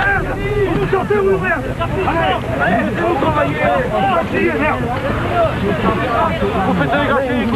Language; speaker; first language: French; native; French